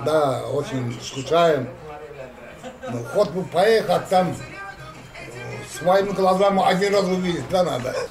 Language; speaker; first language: Russian; non-native, local second language; Azerbaijani